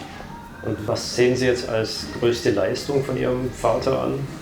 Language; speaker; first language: German; native; German